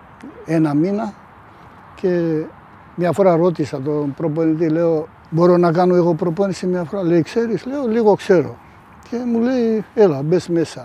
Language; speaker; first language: Greek; early bilingual, heritage; Greek